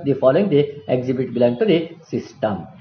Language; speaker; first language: English; non-native, local second language; Kannada